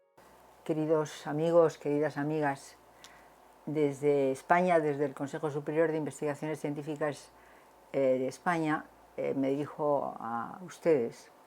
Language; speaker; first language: Spanish; native; Spanish